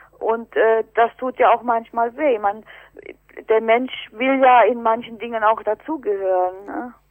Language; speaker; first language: German; native; German